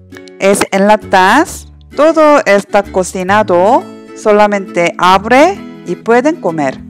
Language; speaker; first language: Spanish; non-native, learner; Korean